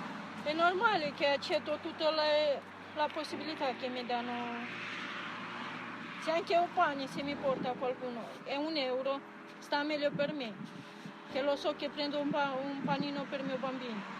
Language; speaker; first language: Italian; non-native, learner; Romanian